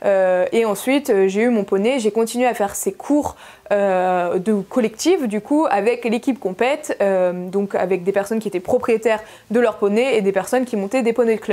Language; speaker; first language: French; native; French